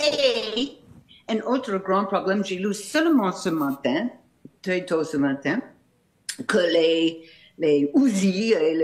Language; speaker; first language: French; non-native, fluent; English